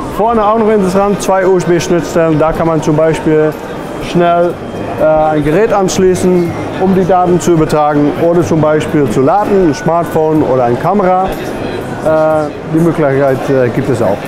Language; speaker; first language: German; non-native, fluent; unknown